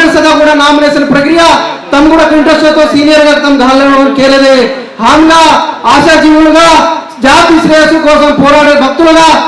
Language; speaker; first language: Telugu; non-native, local second language; Lambadi